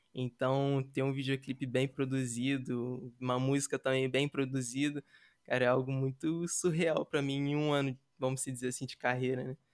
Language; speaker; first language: Portuguese; native; Portuguese